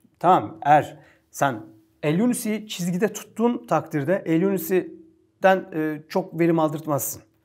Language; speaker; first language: Turkish; native; Turkish